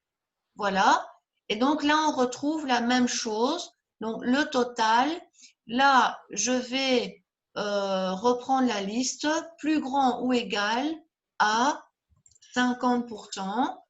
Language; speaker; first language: French; native; French